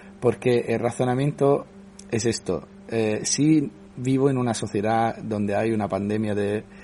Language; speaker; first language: Spanish; non-native, fluent; Italian